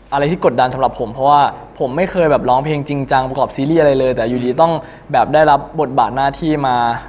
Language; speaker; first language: Thai; native; Thai